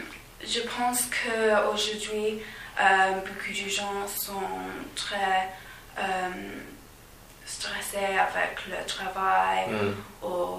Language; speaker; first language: French; non-native, learner; English